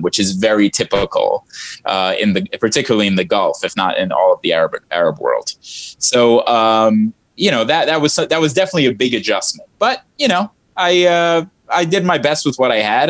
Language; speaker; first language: English; early bilingual, other home language; Arabic